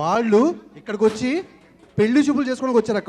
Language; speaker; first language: Telugu; native; Telugu